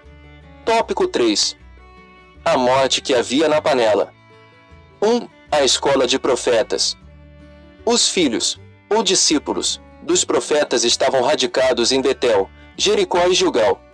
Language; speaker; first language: Portuguese; native; Portuguese